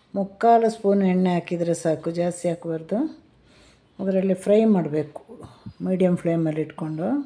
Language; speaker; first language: Kannada; non-native, local second language; Malayalam